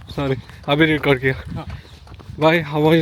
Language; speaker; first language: Hindi; non-native, local second language; Telugu